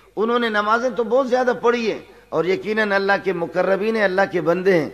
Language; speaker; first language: Urdu; non-native, local second language; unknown